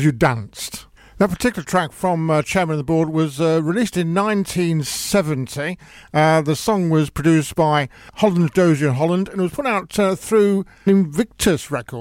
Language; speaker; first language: English; native; English